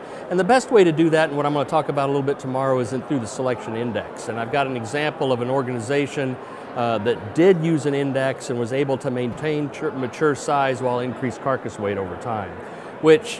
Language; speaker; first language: English; native; English